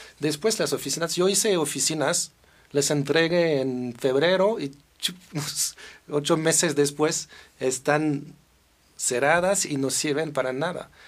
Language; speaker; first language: Spanish; non-native, fluent; French